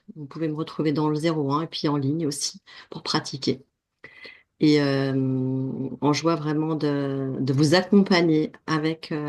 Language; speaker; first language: French; native; French